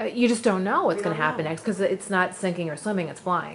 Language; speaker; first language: English; native; English